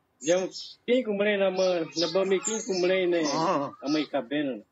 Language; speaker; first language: Portuguese; non-native, local second language; Kayapó